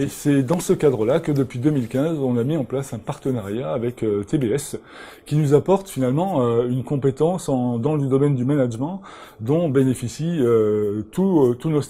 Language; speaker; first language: French; native; French